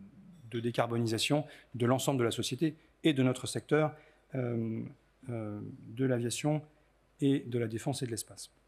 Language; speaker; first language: French; native; French